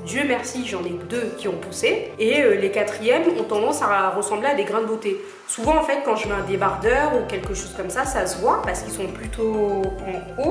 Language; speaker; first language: French; native; French